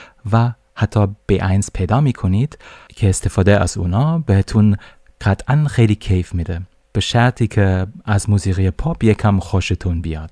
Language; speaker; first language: Persian; non-native, fluent; German